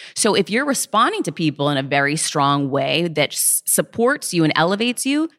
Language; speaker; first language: English; native; English